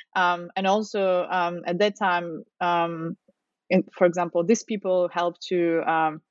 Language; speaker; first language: English; non-native, fluent; Russian